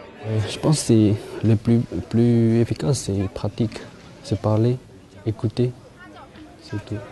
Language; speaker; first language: French; non-native, learner; Chinese